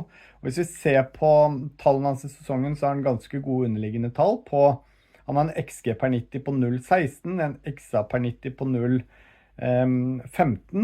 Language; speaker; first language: Norwegian; native; Norwegian